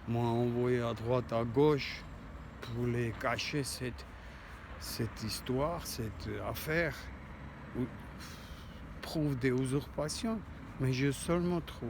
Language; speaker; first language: French; non-native, learner; Armenian